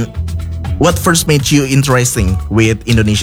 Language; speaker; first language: English; non-native, fluent; Indonesian